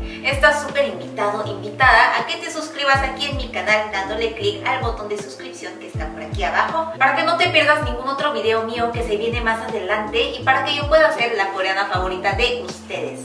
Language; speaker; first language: Spanish; non-native, fluent; Korean